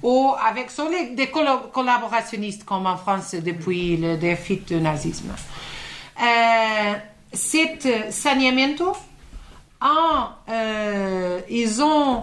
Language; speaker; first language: French; non-native, fluent; Portuguese